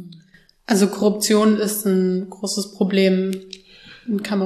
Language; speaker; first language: German; native; German